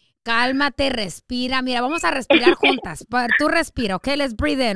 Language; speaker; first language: Spanish; early bilingual, heritage; Spanish